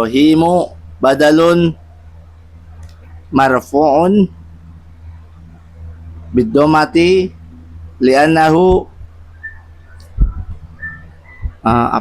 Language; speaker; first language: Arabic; non-native, learner; Indonesian